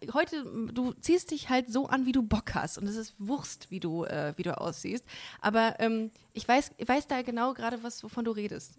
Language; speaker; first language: German; native; German